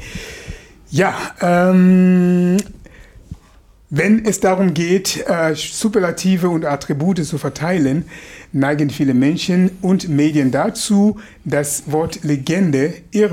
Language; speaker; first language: German; non-native, fluent; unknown